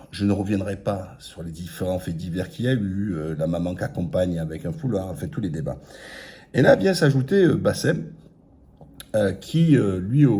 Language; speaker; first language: French; native; French